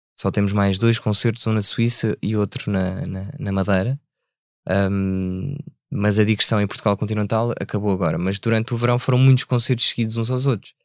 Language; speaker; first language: Portuguese; early bilingual, other home language; French